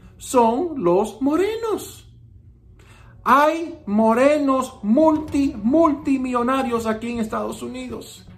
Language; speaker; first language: Spanish; early bilingual, heritage; Spanish